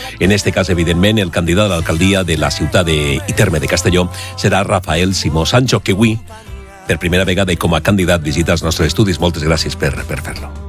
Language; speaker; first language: Catalan; native; Catalan